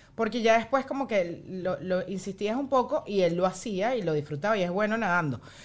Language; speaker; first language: Spanish; native; Spanish